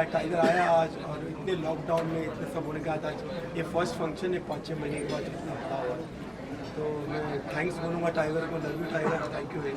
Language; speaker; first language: Hindi; native; Hindi